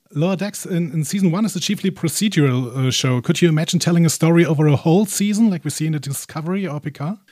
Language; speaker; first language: English; non-native, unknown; German